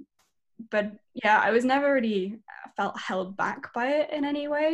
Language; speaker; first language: English; native; English